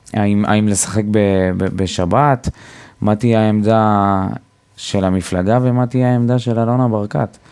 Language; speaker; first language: Hebrew; native; Hebrew